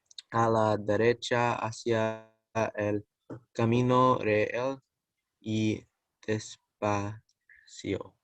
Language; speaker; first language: Spanish; non-native, learner; English